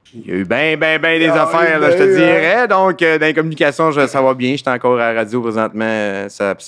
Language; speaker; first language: French; native; French